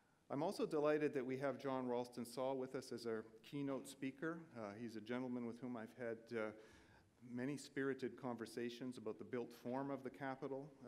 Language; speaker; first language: English; native; English